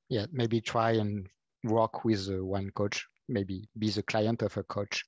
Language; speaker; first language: English; non-native, fluent; French